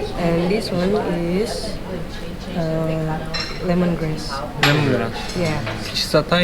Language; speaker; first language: English; non-native, learner; Indonesian